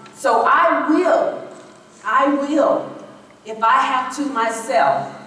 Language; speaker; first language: English; native; English